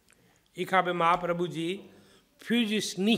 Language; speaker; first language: German; non-native, fluent; Hindi